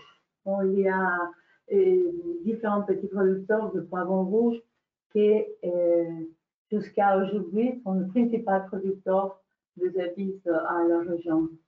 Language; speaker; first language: French; non-native, learner; Spanish